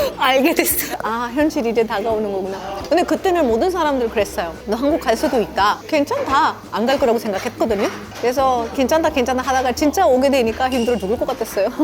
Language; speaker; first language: Korean; non-native, fluent; Hindi